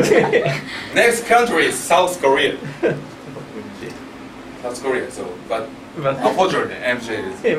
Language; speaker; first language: English; non-native, learner; Japanese